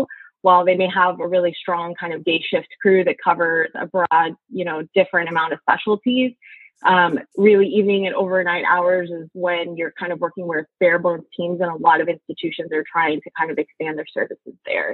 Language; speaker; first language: English; native; English